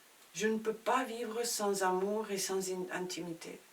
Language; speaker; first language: French; non-native, fluent; Spanish